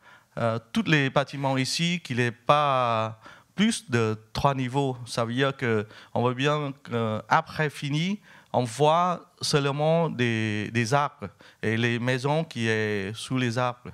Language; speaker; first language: French; non-native, fluent; Vietnamese